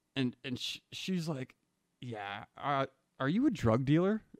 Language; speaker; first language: English; native; English